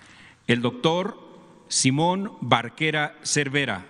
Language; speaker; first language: Spanish; native; Spanish